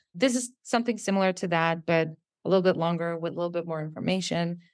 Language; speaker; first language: English; non-native, fluent; Serbian